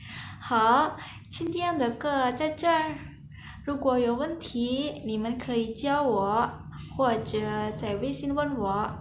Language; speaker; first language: Chinese; non-native, learner; Indonesian